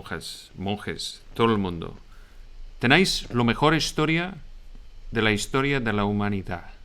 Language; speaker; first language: Spanish; non-native, fluent; English